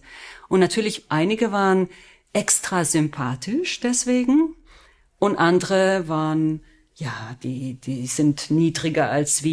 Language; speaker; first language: German; early bilingual, other home language; Spanish